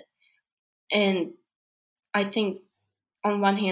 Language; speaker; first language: English; non-native, fluent; Slovak